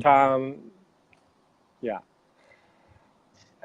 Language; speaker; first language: English; non-native, fluent; Thai